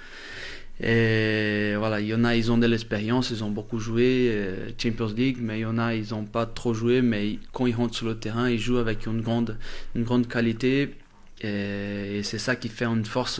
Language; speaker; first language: French; non-native, fluent; Portuguese